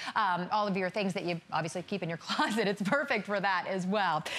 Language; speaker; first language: English; native; English